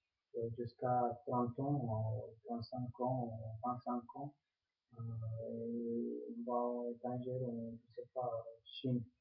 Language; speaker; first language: French; non-native, fluent; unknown